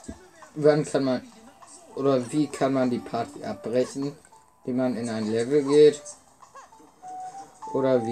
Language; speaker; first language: German; native; German